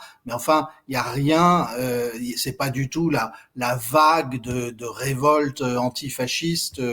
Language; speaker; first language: French; native; French